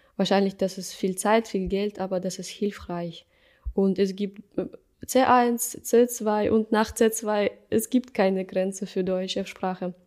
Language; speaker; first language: German; non-native, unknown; Russian